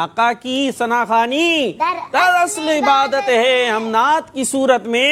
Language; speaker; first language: Urdu; native; Urdu